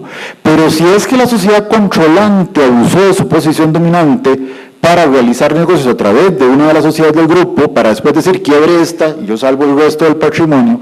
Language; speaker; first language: Spanish; native; Spanish